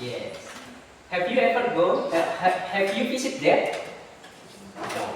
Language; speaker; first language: English; non-native, learner; Indonesian